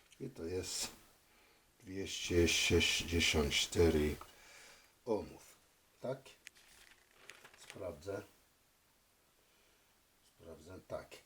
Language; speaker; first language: Polish; non-native, fluent; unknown